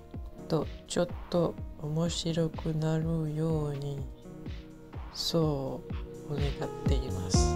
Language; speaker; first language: Japanese; non-native, learner; French